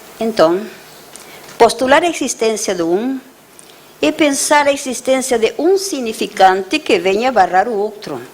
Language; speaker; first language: Portuguese; non-native, fluent; Spanish